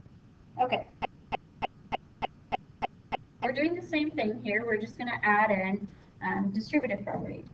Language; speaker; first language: English; native; English